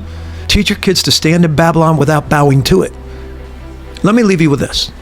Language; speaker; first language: English; native; English